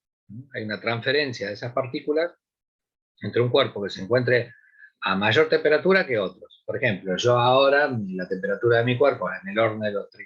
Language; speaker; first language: Spanish; native; Spanish